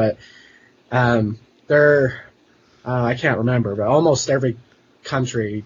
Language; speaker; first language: English; native; English